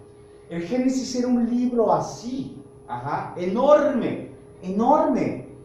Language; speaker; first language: Spanish; native; Spanish